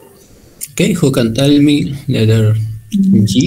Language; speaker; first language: English; non-native, learner; Spanish